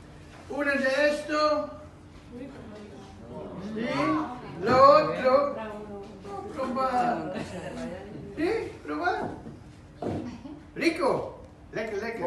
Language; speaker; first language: Spanish; non-native, learner; Dutch